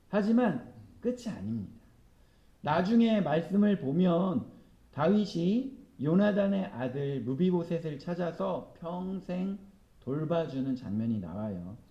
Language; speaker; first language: Korean; native; Korean